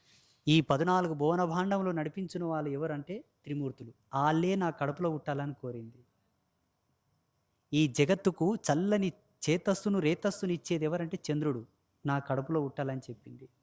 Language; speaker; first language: Telugu; native; Telugu